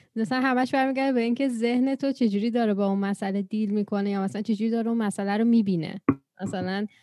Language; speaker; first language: Persian; native; Persian